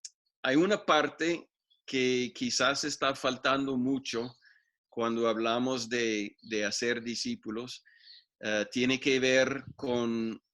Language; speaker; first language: Spanish; non-native, fluent; English